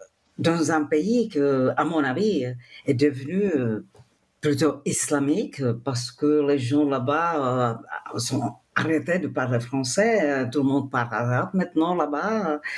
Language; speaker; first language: French; non-native, fluent; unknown